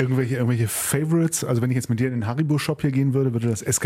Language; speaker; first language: German; native; German